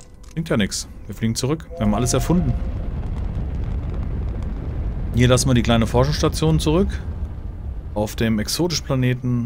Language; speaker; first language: German; native; German